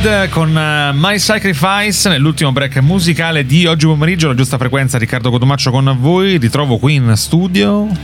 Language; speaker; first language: Italian; native; Italian